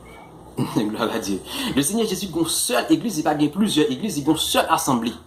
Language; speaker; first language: French; non-native, local second language; Haitian Creole